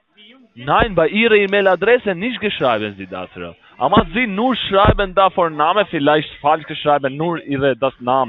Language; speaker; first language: German; non-native, learner; Spanish